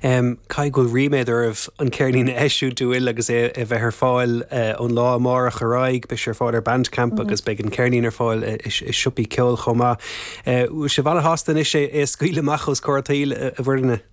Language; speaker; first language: Irish; native; Irish